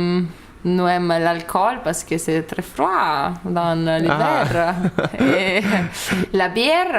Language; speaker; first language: French; non-native, learner; Lithuanian